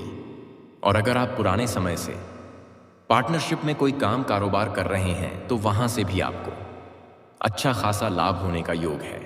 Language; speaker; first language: Hindi; native; Hindi